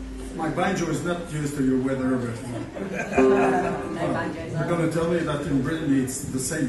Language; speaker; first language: English; non-native, fluent; French